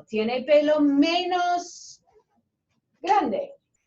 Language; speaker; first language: Spanish; non-native, fluent; English